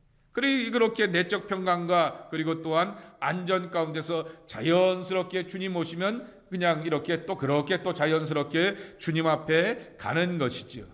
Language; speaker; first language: Korean; native; Korean